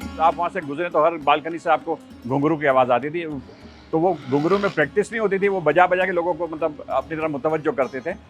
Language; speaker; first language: Urdu; native; Urdu